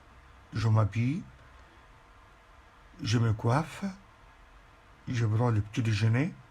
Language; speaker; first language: French; non-native, fluent; Arabic